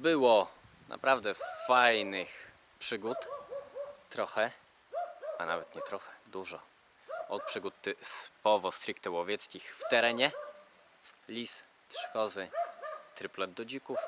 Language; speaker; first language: Polish; native; Polish